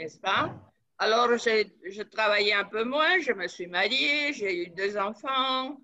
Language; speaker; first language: French; non-native, fluent; Spanish